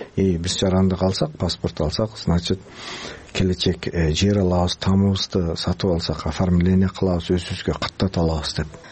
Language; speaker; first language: Kyrgyz; early bilingual, heritage; Kyrgyz